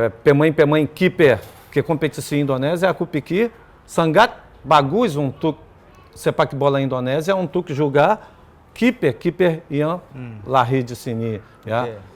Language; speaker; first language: Indonesian; non-native, fluent; Portuguese